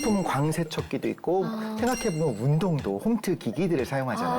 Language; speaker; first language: Korean; native; Korean